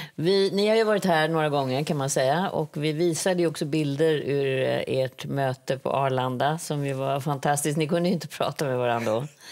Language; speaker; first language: Swedish; native; Swedish